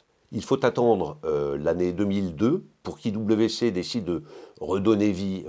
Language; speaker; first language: French; native; French